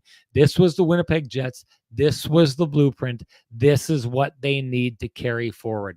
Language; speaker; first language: English; native; English